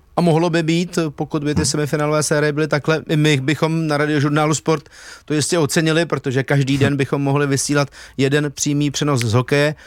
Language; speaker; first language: Czech; native; Czech